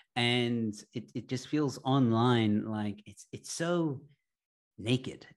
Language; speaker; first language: English; early bilingual, other home language; Arabic